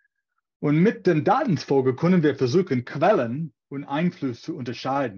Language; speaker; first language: German; non-native, fluent; English